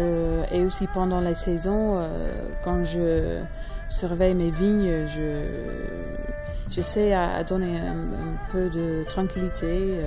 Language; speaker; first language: French; non-native, fluent; English